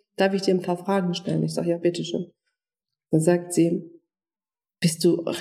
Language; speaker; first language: German; non-native, fluent; Turkish